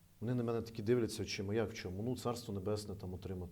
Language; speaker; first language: Ukrainian; native; Ukrainian